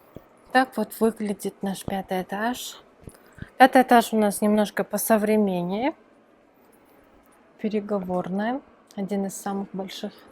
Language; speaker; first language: Russian; non-native, local second language; Kyrgyz